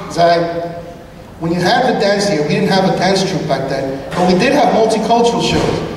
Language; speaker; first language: English; early bilingual, other home language; Spanish